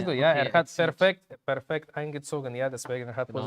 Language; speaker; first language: German; non-native, learner; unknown